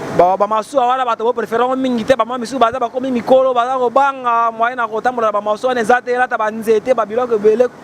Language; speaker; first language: Lingala; native; Lingala